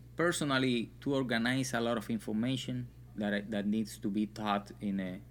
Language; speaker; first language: English; non-native, fluent; Spanish